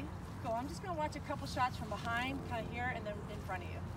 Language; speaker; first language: English; native; English